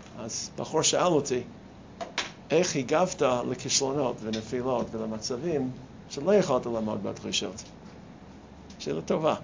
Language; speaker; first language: Hebrew; non-native, fluent; English